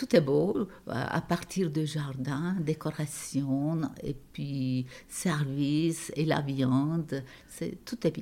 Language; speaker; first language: French; non-native, fluent; Turkish